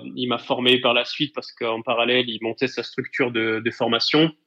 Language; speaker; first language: French; native; French